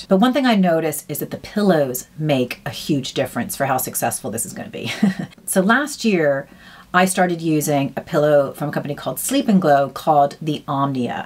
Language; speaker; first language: English; native; English